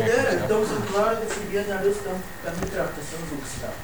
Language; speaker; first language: Swedish; non-native, fluent; Russian